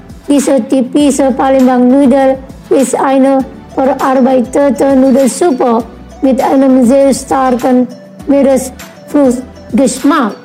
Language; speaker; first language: German; non-native, fluent; Indonesian